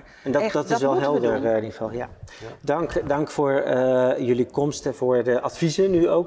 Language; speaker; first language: Dutch; native; Dutch